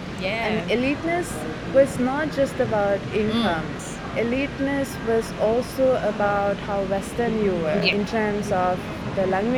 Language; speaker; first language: English; non-native, local second language; Sinhala